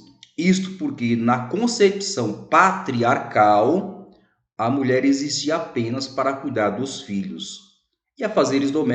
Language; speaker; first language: Portuguese; native; Portuguese